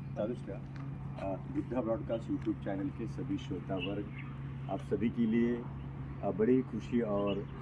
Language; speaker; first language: Hindi; non-native, local second language; Marathi